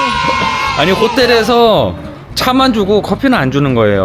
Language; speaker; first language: Korean; native; Korean